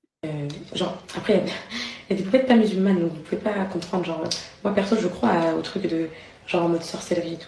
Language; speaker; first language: French; native; French